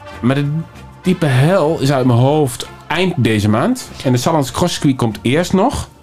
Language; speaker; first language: Dutch; native; Dutch